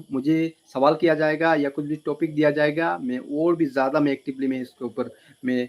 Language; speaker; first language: Hindi; non-native, local second language; Bangla